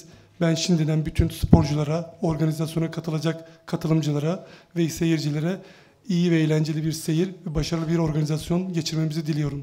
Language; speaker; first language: Turkish; native; Turkish